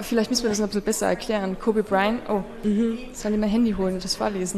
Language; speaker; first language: German; native; German